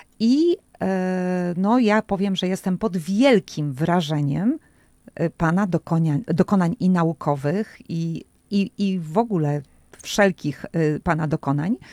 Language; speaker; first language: Polish; native; Polish